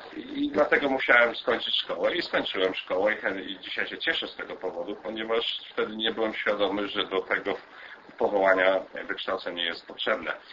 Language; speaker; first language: Polish; native; Polish